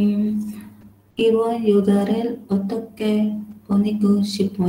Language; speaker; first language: Korean; non-native, learner; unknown